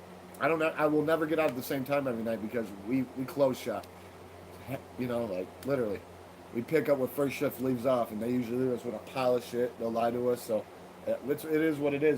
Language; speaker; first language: English; native; English